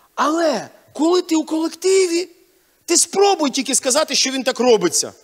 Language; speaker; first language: Ukrainian; non-native, local second language; Russian